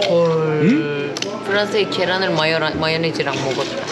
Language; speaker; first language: Korean; non-native, learner; Turkish